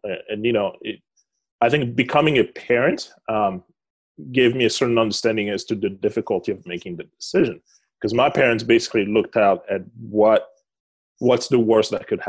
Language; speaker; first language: English; non-native, fluent; Lingala